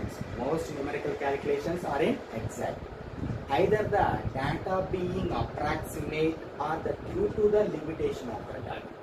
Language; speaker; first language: English; non-native, local second language; Telugu